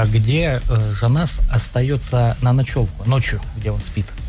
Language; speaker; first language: Russian; native; Russian